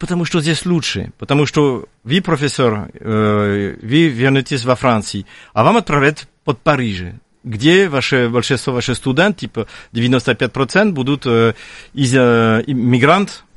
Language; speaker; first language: Russian; non-native, fluent; French